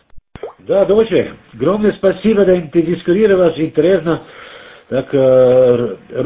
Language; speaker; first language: Russian; non-native, learner; German